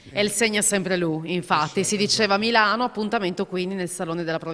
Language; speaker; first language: Italian; native; Italian